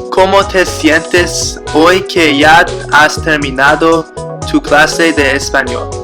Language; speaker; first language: Spanish; non-native, learner; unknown